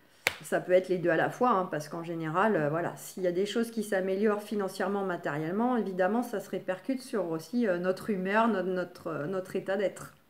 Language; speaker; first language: French; native; French